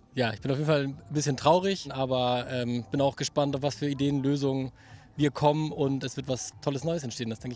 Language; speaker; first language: German; native; German